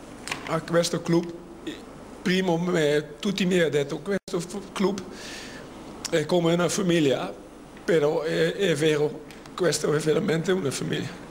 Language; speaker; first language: Italian; non-native, learner; Dutch